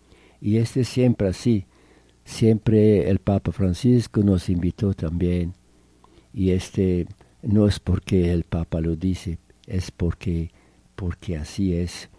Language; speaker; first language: Spanish; non-native, fluent; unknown